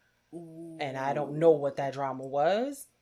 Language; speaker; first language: English; native; English